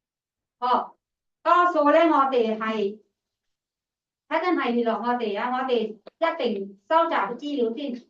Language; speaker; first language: Cantonese; non-native, fluent; Thai